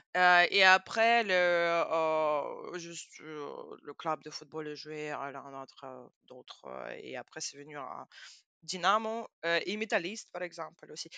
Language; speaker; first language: French; non-native, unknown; Russian